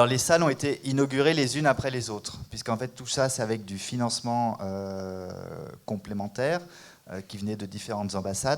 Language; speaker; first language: French; native; French